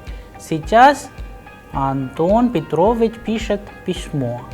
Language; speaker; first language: Russian; non-native, fluent; Hindi